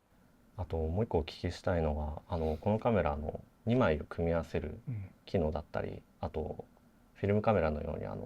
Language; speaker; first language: Japanese; native; Japanese